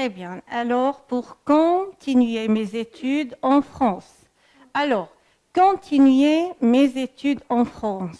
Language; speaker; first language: French; non-native, fluent; Arabic